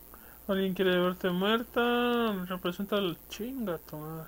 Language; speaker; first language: Spanish; native; Spanish